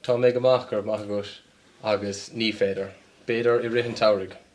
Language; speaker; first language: Irish; non-native, local second language; English